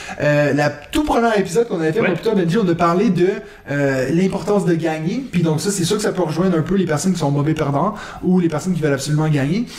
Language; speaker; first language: French; non-native, local second language; German